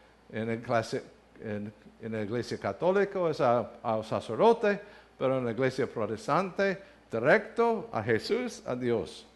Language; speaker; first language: Spanish; non-native, learner; English